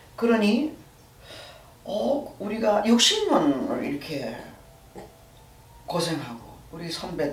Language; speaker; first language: Korean; native; Korean